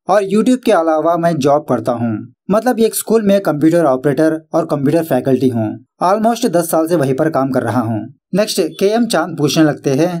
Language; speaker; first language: Hindi; non-native, local second language; Urdu